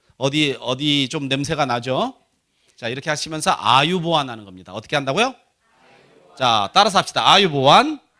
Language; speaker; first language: Korean; native; Korean